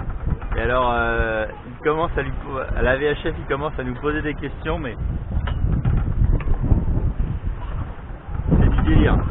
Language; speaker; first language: French; native; French